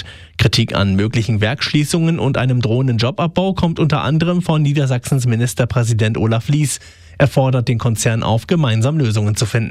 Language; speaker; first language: German; native; German